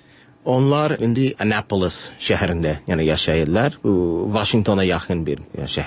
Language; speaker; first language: Turkish; non-native, fluent; English